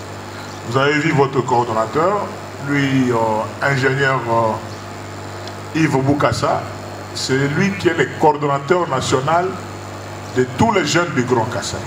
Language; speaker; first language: French; non-native, local second language; Luba-Lulua